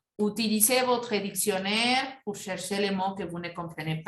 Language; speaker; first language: French; non-native, fluent; Spanish